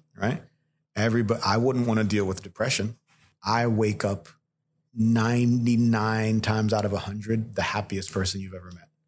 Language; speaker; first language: English; early bilingual, other home language; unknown